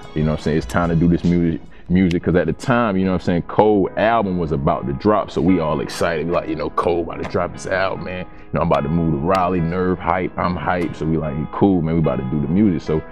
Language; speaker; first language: English; native; English